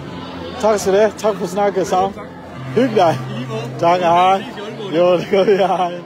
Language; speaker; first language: Danish; non-native, learner; Achinese